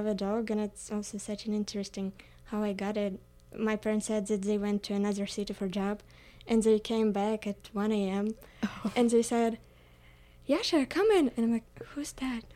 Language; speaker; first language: English; non-native, fluent; Ukrainian